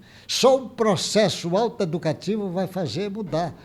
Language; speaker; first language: Portuguese; native; Portuguese